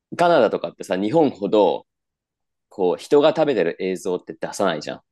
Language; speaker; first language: Japanese; native; Japanese